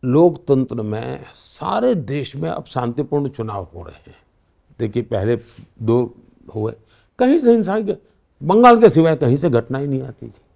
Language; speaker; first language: Hindi; non-native, local second language; Gujarati